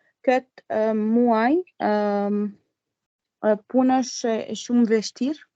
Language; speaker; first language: Albanian; non-native, learner; Arabic